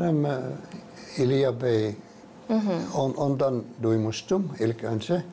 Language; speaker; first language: Turkish; non-native, fluent; Finnish